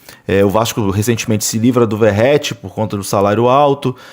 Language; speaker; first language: Portuguese; native; Portuguese